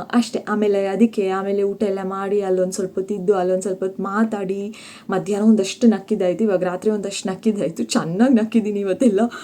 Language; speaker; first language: Kannada; non-native, local second language; Tulu